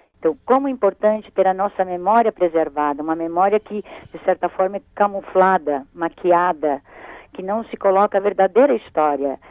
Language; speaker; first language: Portuguese; early bilingual, other home language; Spanish